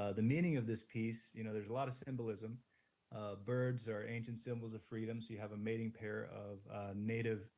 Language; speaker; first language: English; native; English